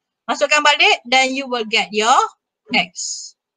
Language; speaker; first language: English; non-native, local second language; Malay